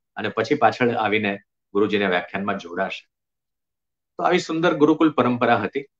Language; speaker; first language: Gujarati; native; Gujarati